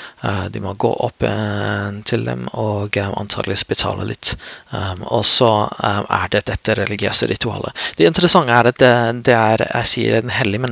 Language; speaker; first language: Norwegian; non-native, fluent; English